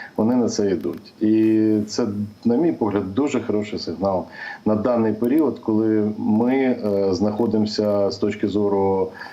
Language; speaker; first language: Ukrainian; native; Ukrainian